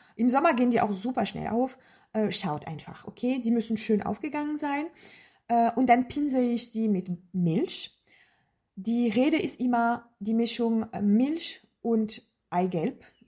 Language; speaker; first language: German; non-native, fluent; French